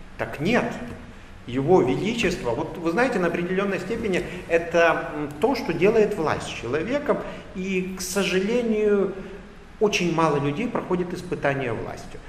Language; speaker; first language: Russian; native; Russian